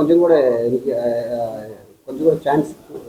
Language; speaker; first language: Tamil; non-native, learner; Malayalam